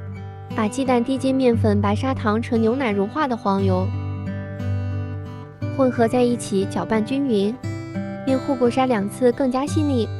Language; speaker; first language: Chinese; native; Chinese